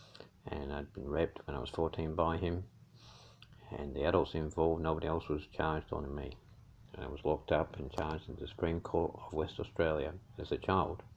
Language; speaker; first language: English; native; English